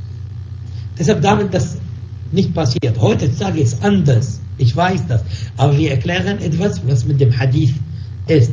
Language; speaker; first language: German; non-native, fluent; Arabic